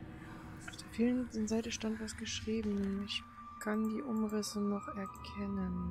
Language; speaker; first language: German; native; German